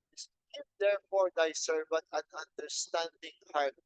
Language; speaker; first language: English; non-native, local second language; Filipino